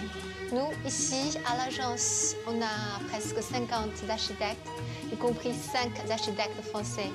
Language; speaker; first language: French; non-native, fluent; Chinese